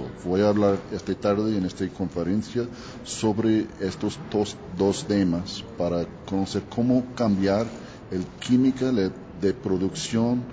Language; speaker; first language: Spanish; non-native, learner; English